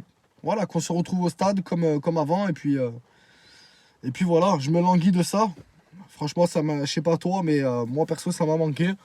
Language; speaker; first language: French; native; French